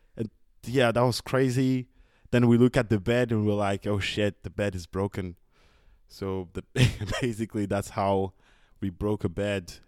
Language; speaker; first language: English; non-native, fluent; French